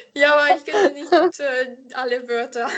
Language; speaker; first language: German; non-native, learner; Italian